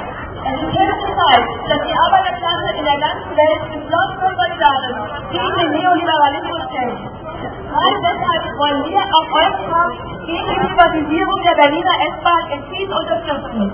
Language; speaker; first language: German; native; German